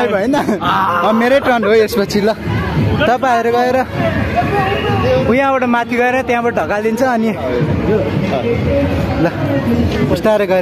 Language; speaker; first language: Nepali; non-native, local second language; Newari